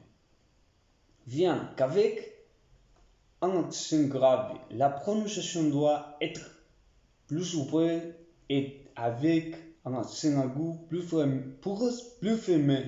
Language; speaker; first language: French; non-native, learner; Spanish